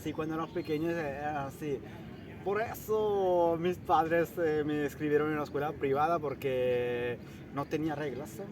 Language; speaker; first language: Spanish; non-native, fluent; Italian